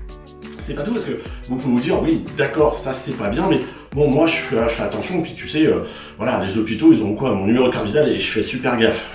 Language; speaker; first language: French; native; French